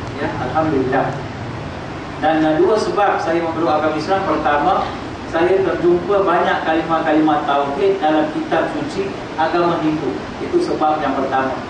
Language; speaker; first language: Malay; non-native, local second language; Tamil